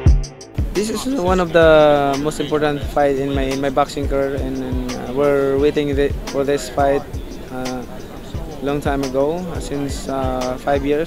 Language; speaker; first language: English; non-native, learner; Cebuano